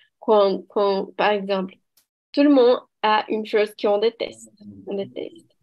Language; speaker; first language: French; non-native, learner; Portuguese